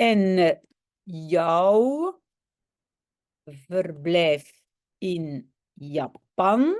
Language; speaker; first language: Dutch; non-native, local second language; French